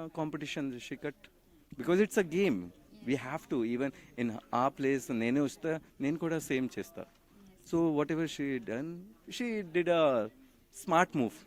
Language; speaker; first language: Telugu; non-native, learner; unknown